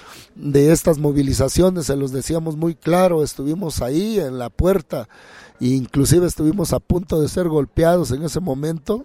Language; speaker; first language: Spanish; native; Spanish